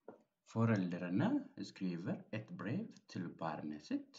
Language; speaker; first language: Norwegian; non-native, learner; Amharic